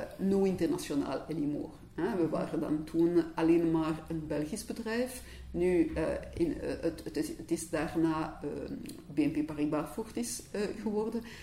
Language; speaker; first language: Dutch; non-native, local second language; French